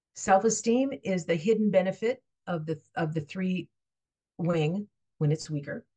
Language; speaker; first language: English; native; English